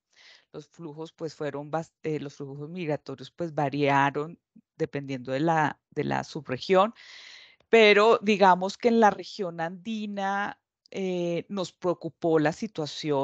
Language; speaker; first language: Spanish; native; Spanish